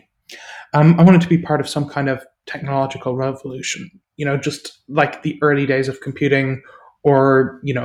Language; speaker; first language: English; native; English